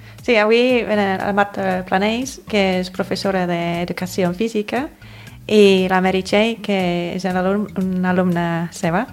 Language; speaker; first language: Catalan; non-native, fluent; English